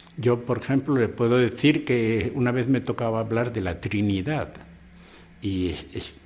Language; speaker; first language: Spanish; native; Spanish